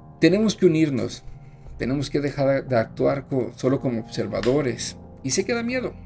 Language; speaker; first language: Spanish; native; Spanish